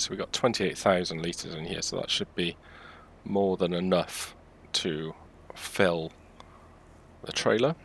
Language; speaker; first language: English; native; English